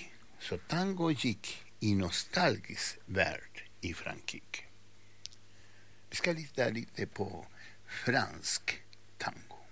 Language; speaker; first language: Swedish; non-native, learner; Spanish